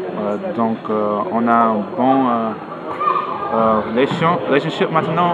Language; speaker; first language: French; non-native, learner; English